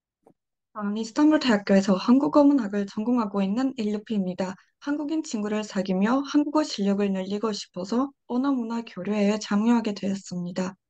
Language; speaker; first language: Korean; non-native, fluent; Turkish